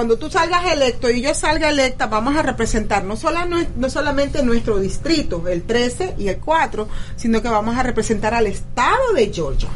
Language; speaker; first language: Spanish; native; Spanish